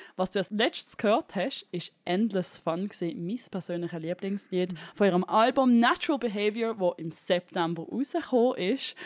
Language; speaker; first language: German; native; German